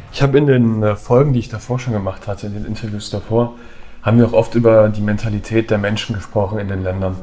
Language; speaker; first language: German; native; German